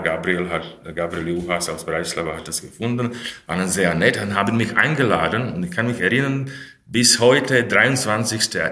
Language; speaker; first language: German; non-native, fluent; Slovak